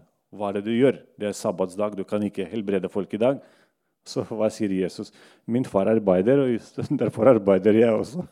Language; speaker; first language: Norwegian; non-native, local second language; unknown